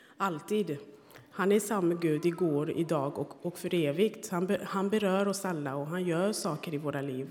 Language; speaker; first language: Swedish; non-native, fluent; Rundi